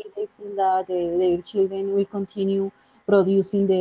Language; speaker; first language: English; non-native, fluent; Spanish